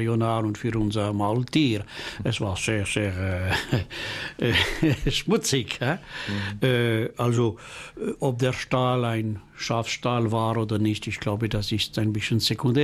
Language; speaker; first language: German; non-native, local second language; French